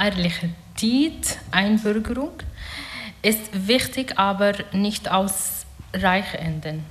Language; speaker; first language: German; non-native, learner; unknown